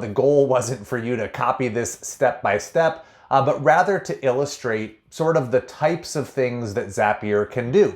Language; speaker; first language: English; native; English